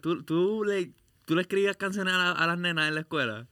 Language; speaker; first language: Spanish; early bilingual, heritage; Spanish